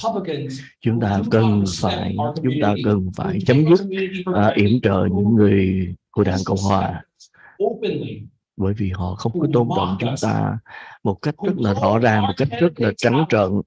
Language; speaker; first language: Vietnamese; native; Vietnamese